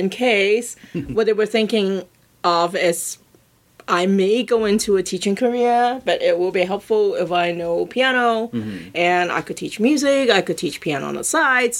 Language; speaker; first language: English; non-native, local second language; Cantonese